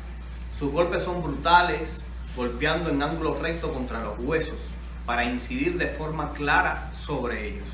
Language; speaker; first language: Spanish; native; Spanish